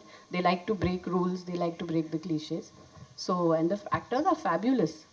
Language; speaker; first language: Tamil; non-native, fluent; Hindi